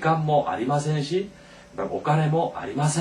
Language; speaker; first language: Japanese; non-native, fluent; Korean